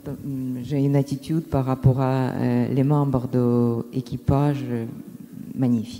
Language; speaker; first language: French; non-native, learner; Russian